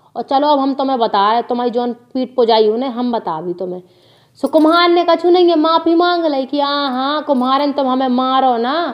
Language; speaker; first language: Hindi; native; Hindi